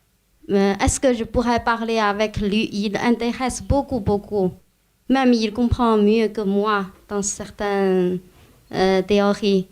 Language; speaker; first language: French; non-native, fluent; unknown